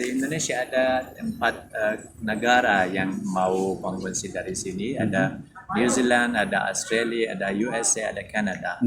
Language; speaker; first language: Indonesian; non-native, learner; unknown